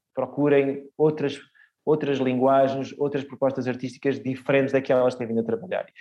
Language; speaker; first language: Portuguese; early bilingual, other home language; Swedish